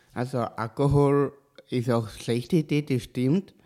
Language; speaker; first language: German; native; German